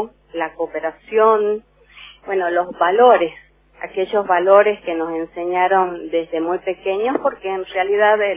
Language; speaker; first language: Spanish; native; Spanish